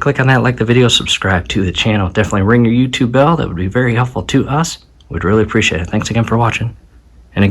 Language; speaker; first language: English; native; English